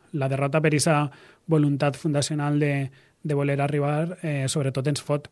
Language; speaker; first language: Catalan; native; Catalan